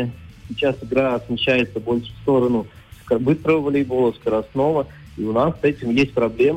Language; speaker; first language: Russian; native; Russian